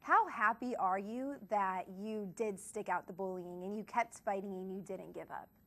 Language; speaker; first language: English; native; English